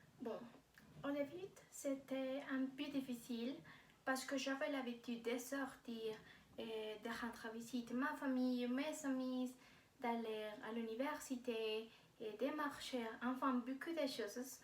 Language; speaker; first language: French; non-native, learner; Spanish